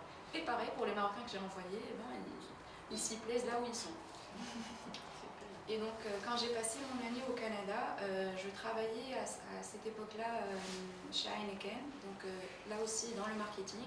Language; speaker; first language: French; native; French